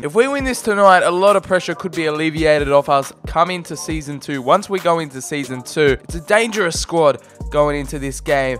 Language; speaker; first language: English; native; English